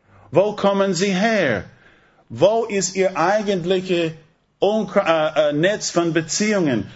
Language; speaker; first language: German; non-native, fluent; English